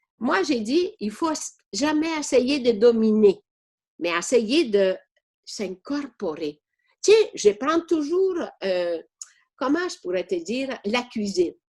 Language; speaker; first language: French; non-native, fluent; Italian